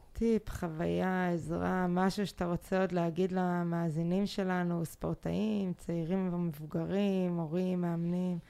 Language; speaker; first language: Hebrew; native; Hebrew